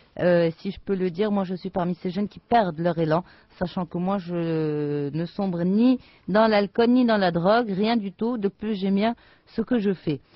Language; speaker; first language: French; non-native, local second language; Arabic